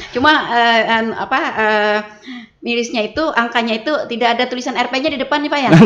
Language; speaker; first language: Indonesian; native; Indonesian